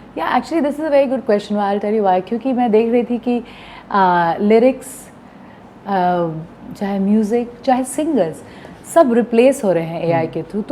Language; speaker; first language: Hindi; non-native, local second language; Bhojpuri